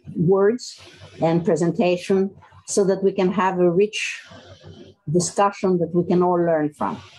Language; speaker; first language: English; non-native, fluent; Greek